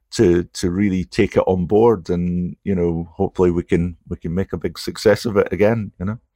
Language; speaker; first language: English; native; English